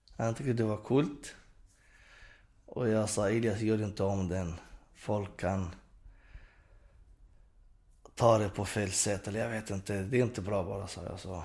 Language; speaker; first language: Swedish; non-native, fluent; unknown